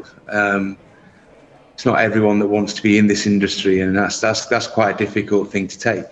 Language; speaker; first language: English; native; English